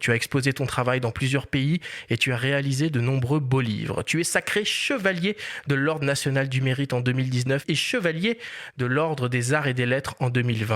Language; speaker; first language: French; native; French